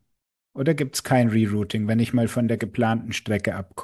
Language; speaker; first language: German; native; German